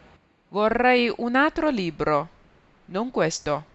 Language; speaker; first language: Italian; non-native, fluent; Chinese